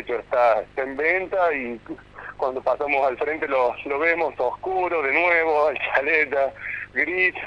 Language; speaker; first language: Spanish; native; Spanish